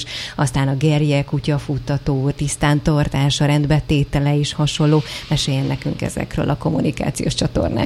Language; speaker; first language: Hungarian; native; Hungarian